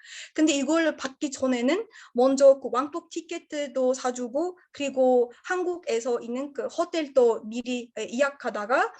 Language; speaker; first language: Korean; non-native, learner; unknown